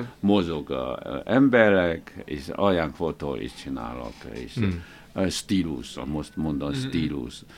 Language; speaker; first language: Hungarian; non-native, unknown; Chinese